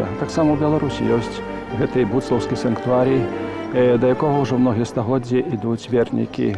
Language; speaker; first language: Belarusian; native; Belarusian